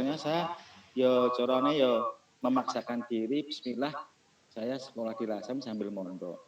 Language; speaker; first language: Indonesian; non-native, local second language; Javanese